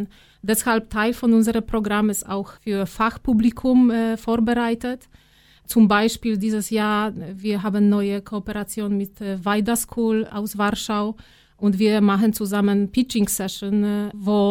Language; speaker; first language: German; non-native, fluent; Polish